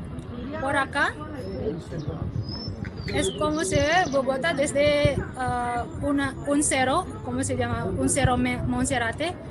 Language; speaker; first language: Spanish; non-native, learner; Indonesian